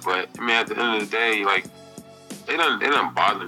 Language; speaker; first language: English; native; English